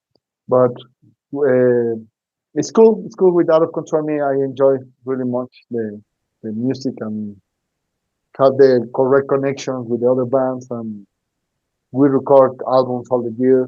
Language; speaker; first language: English; non-native, learner; Spanish